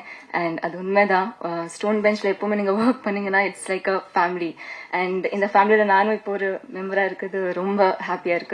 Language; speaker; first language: Tamil; non-native, fluent; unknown